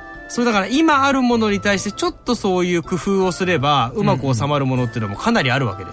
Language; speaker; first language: Japanese; native; Japanese